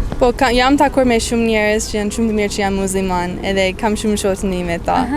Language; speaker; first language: Albanian; non-native, fluent; English